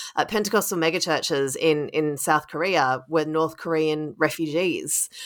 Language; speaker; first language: English; native; English